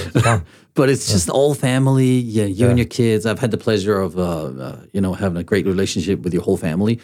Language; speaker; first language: English; early bilingual, other home language; Danish